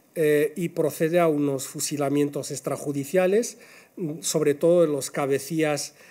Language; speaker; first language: Spanish; non-native, fluent; Arabic